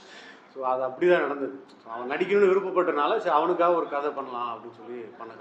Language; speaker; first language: Tamil; native; Tamil